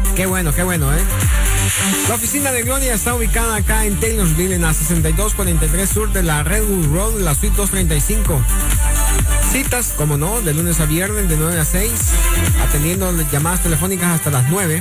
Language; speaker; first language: Spanish; native; Spanish